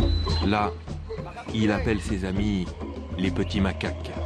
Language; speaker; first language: French; native; French